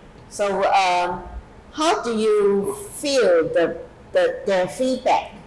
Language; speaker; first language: English; non-native, fluent; Chinese